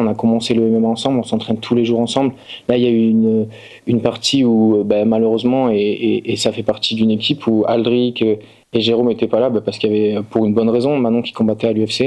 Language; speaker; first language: French; native; French